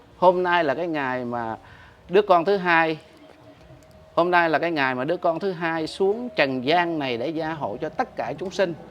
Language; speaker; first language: Vietnamese; non-native, local second language; Khmer